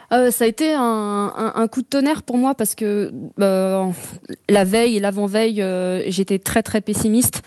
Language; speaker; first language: French; native; French